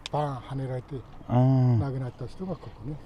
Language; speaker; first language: Japanese; native; Japanese